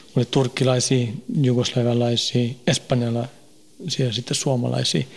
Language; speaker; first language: Finnish; early bilingual, heritage; Finnish